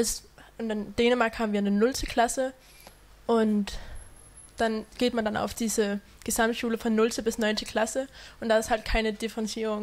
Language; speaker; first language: German; non-native, fluent; Danish